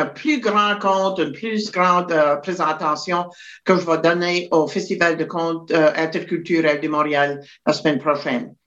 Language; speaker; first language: French; native; French